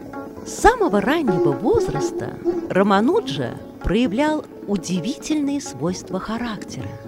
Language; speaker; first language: Russian; native; Russian